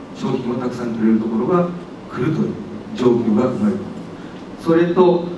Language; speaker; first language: Japanese; native; Japanese